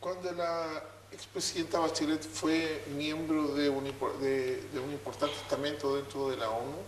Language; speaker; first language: Spanish; native; Spanish